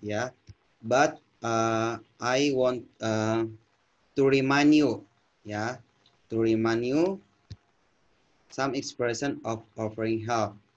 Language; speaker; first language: English; non-native, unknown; Indonesian